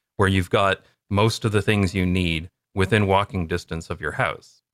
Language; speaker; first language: English; native; English